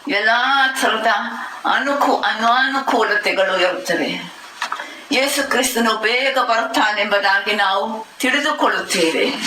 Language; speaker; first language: Kannada; non-native, fluent; German